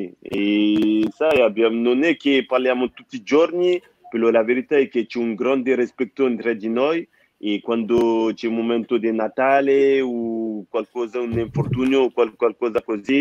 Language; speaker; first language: Italian; non-native, fluent; French